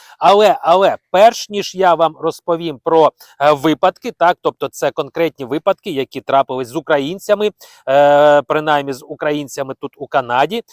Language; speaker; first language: Ukrainian; non-native, local second language; Russian